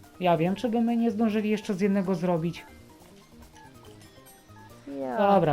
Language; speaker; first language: Polish; native; Polish